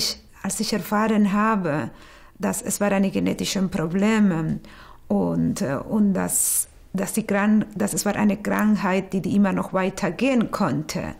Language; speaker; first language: German; non-native, fluent; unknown